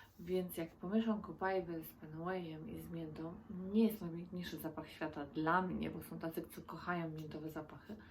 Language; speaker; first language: Polish; native; Polish